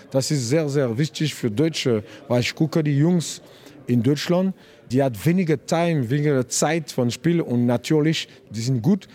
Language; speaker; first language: German; non-native, learner; French